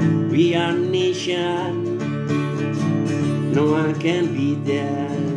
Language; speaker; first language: English; non-native, learner; Arabic